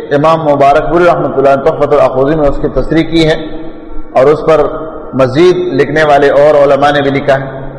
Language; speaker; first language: Urdu; non-native, local second language; Pashto